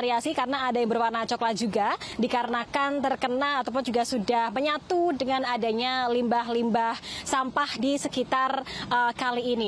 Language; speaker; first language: Indonesian; native; Indonesian